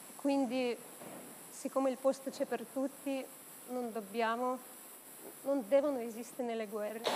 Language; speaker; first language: Italian; non-native, fluent; Ukrainian